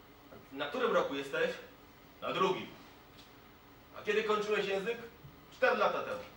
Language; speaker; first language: Polish; non-native, fluent; Kurdish